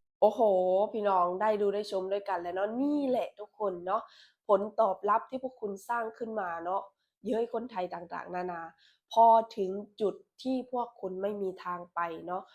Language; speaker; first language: Thai; non-native, local second language; Lao